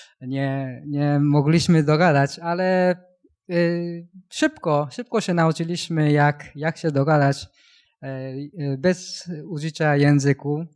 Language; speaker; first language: Polish; non-native, learner; Japanese